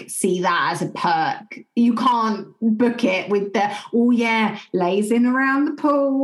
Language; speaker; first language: English; native; English